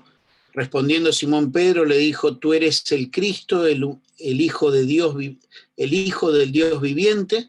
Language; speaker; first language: Spanish; native; Spanish